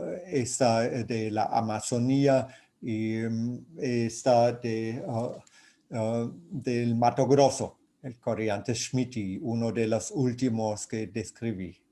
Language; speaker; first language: Spanish; non-native, fluent; German